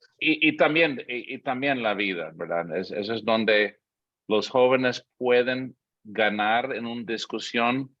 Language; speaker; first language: Spanish; non-native, fluent; English